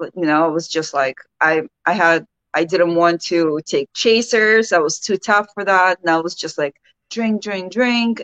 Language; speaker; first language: English; early bilingual, other home language; Ukrainian